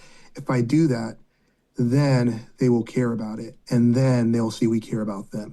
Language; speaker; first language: English; native; English